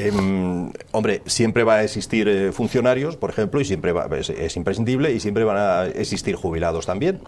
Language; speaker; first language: Spanish; native; Spanish